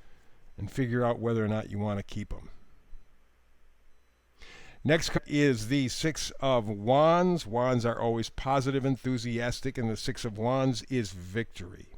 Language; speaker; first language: English; native; English